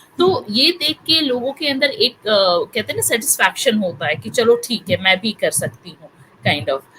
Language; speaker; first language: Hindi; native; Hindi